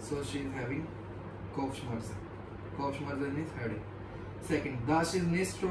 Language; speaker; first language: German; non-native, learner; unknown